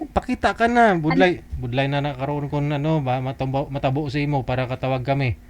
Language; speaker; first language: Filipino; non-native, local second language; Hiligaynon